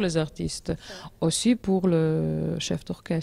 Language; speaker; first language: French; non-native, learner; Georgian